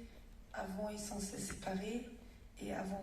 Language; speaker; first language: French; non-native, fluent; German